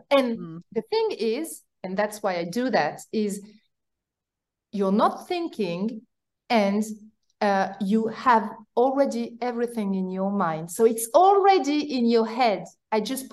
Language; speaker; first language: English; non-native, fluent; French